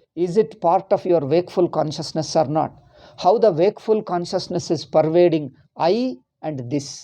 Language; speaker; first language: English; non-native, local second language; Kannada